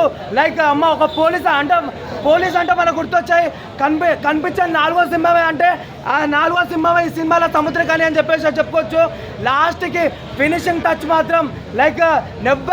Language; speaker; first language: Telugu; native; Telugu